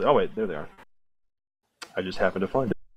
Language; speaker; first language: English; native; English